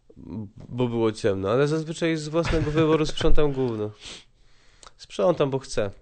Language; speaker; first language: Polish; native; Polish